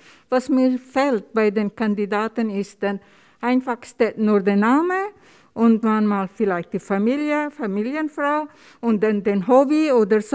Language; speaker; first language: German; non-native, learner; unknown